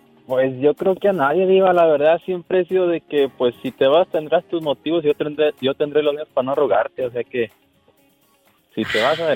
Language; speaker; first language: Spanish; native; Spanish